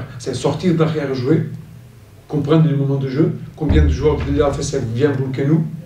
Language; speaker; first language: French; non-native, fluent; Portuguese